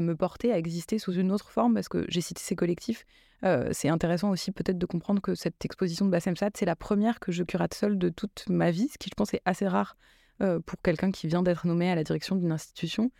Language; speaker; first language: French; native; French